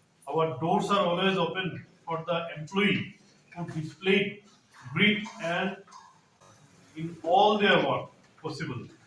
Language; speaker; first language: English; non-native, local second language; Bangla